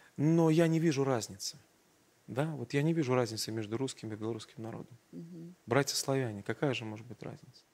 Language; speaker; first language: Russian; native; Russian